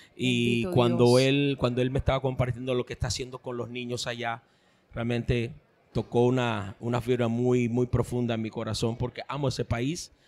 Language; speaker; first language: Spanish; early bilingual, heritage; Spanish